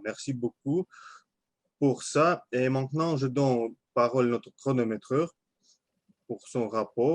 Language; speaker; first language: French; non-native, learner; Russian